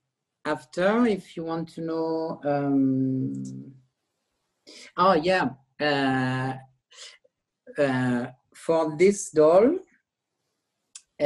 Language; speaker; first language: English; non-native, learner; French